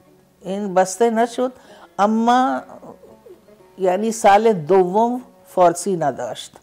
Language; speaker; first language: Persian; non-native, fluent; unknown